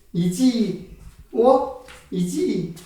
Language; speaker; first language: Russian; non-native, learner; Chinese